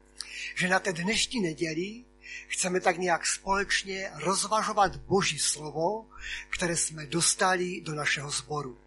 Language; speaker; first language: Czech; non-native, local second language; Polish